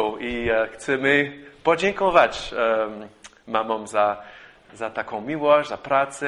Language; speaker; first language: Polish; non-native, fluent; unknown